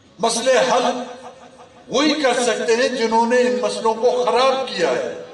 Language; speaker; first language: Urdu; non-native, local second language; Baluchi